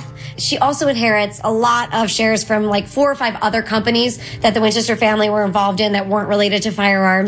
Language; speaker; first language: English; native; English